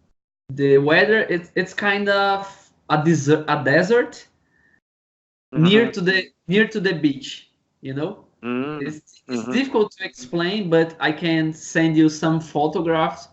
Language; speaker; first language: English; non-native, learner; Portuguese